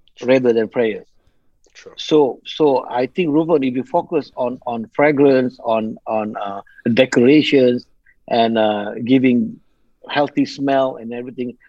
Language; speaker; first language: English; non-native, local second language; Malay